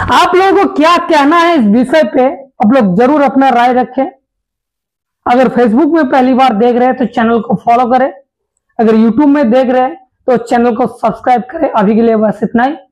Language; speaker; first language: Hindi; non-native, local second language; Bangla